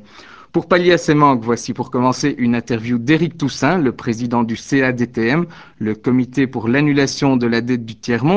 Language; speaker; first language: French; native; French